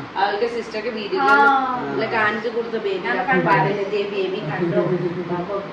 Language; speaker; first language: Malayalam; non-native, learner; Nepali